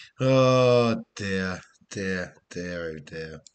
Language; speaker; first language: English; native; English